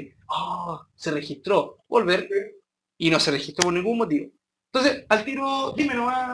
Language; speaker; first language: Spanish; native; Spanish